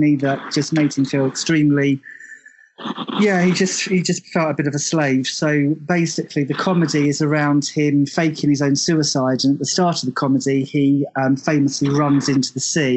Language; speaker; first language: English; native; English